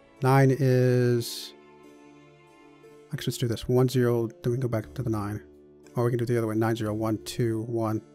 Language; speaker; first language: English; native; English